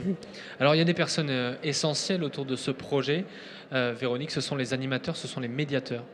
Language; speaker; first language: French; native; French